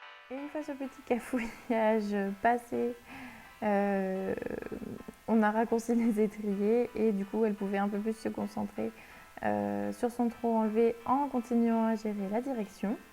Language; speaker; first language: French; native; French